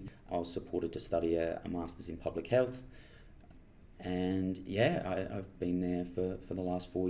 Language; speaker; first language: English; native; English